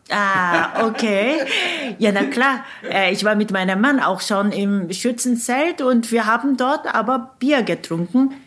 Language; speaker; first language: German; non-native, fluent; Korean